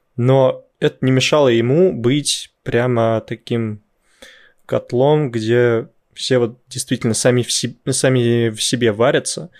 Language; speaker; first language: Russian; native; Russian